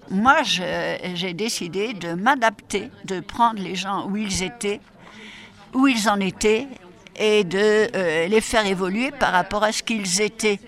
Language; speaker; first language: French; native; French